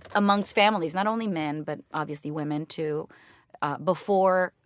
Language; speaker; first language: English; non-native, fluent; Spanish